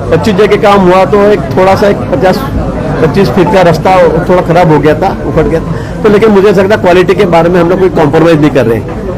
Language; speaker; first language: Hindi; non-native, local second language; Marathi